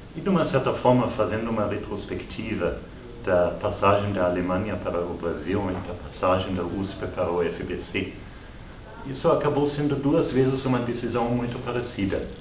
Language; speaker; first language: Portuguese; non-native, fluent; German